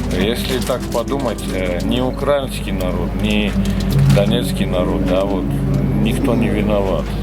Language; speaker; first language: Russian; non-native, local second language; Armenian